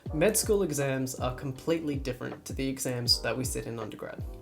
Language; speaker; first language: English; native; English